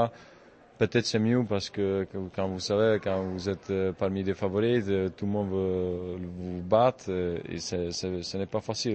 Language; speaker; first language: French; non-native, fluent; Czech